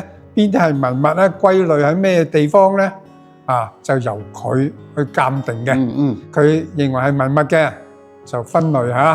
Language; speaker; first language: Cantonese; native; Cantonese